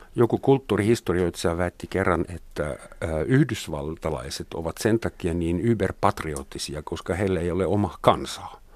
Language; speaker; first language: Finnish; non-native, fluent; German